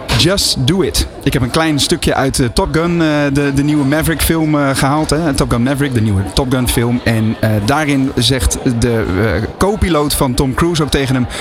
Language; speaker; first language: Dutch; native; Dutch